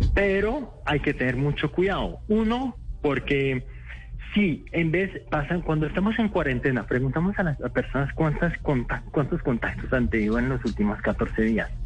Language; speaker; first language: Spanish; non-native, fluent; French